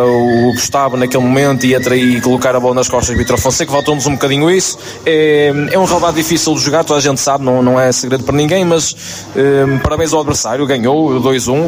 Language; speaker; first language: Portuguese; native; Portuguese